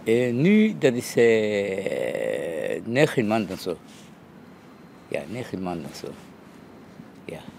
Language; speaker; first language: Dutch; non-native, learner; Somali